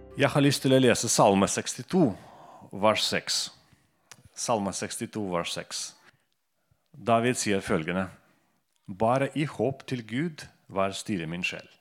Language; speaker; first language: Norwegian; non-native, fluent; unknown